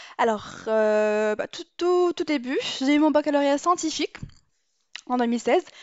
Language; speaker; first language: French; non-native, local second language; Arabic